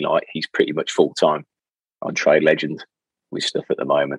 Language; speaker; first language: English; native; English